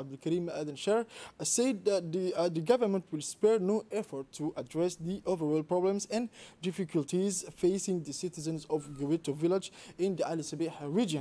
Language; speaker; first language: English; non-native, fluent; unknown